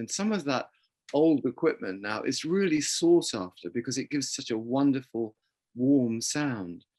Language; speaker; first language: English; native; English